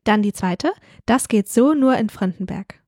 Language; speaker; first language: German; native; German